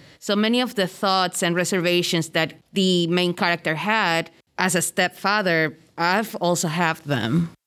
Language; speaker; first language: English; non-native, fluent; Spanish